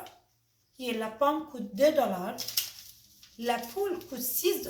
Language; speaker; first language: French; non-native, fluent; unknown